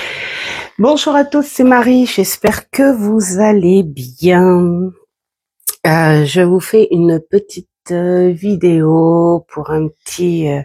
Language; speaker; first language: French; native; French